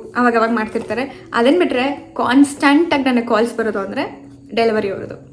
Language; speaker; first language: Kannada; native; Kannada